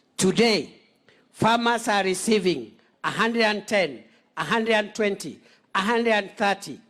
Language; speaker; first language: English; non-native, local second language; Swahili